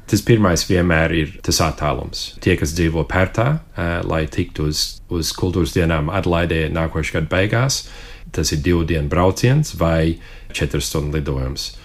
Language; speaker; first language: Latvian; early bilingual, heritage; Latvian